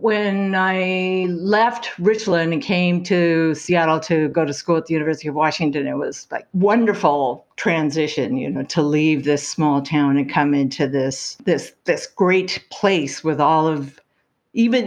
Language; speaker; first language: English; native; English